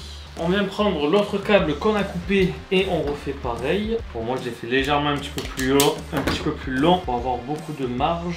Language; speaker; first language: French; native; French